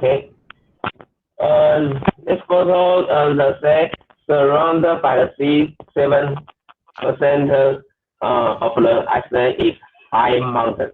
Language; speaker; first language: English; non-native, learner; Chinese